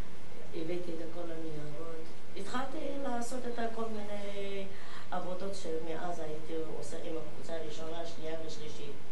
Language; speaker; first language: Hebrew; non-native, fluent; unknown